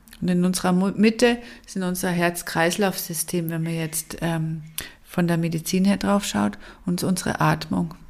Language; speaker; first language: German; native; German